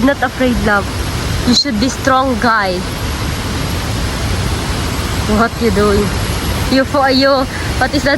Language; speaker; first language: English; non-native, local second language; Filipino